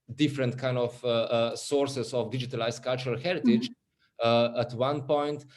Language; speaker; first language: English; non-native, fluent; Slovenian